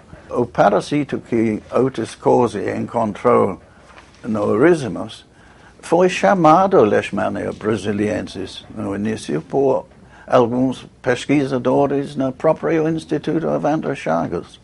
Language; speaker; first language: Portuguese; non-native, fluent; English